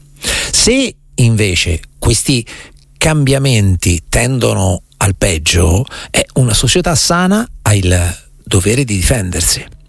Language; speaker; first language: Italian; native; Italian